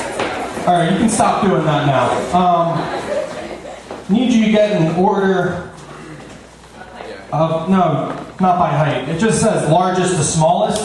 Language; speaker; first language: English; native; English